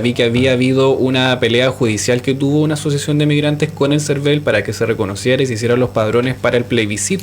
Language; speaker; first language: Spanish; native; Spanish